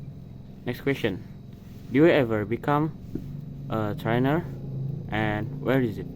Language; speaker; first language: English; non-native, local second language; Indonesian